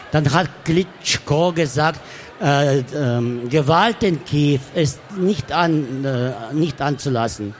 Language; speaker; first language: German; non-native, learner; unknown